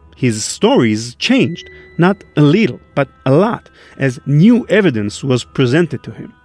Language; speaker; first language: English; non-native, fluent; Hebrew